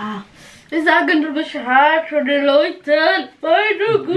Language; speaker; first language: German; non-native, learner; Indonesian